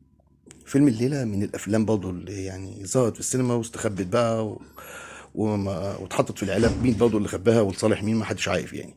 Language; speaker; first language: Arabic; native; Arabic